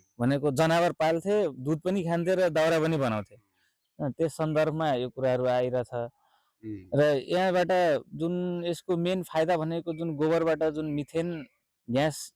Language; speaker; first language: Nepali; non-native, local second language; Maithili